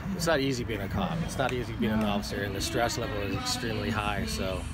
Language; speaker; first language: English; native; English